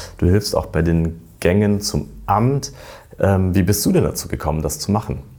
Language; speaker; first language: German; native; German